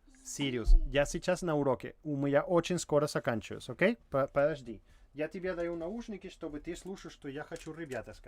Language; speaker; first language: Russian; non-native, learner; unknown